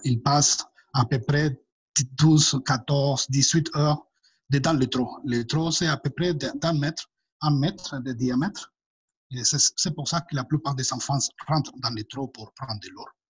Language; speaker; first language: French; non-native, fluent; Spanish